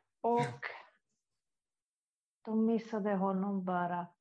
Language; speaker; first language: Swedish; non-native, fluent; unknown